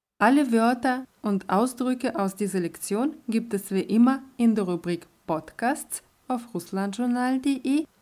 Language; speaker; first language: German; non-native, fluent; Russian